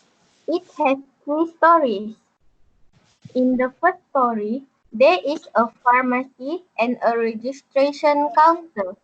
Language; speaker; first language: English; non-native, local second language; Malay